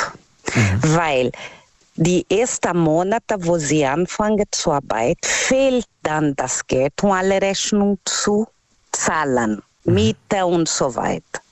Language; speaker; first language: German; non-native, learner; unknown